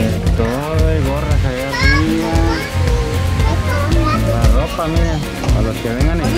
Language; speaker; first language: Spanish; native; Spanish